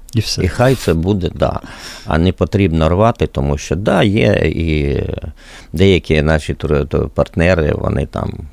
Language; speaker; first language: Ukrainian; native; Ukrainian